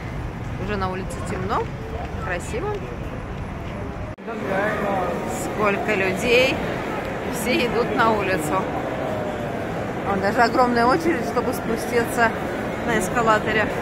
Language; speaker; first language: Russian; native; Russian